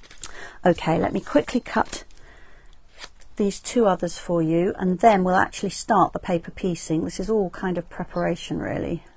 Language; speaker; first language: English; native; English